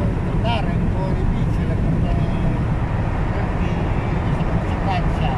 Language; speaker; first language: Italian; non-native, learner; Filipino